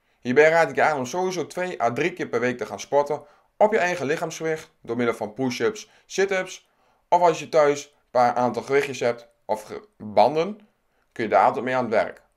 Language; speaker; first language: Dutch; native; Dutch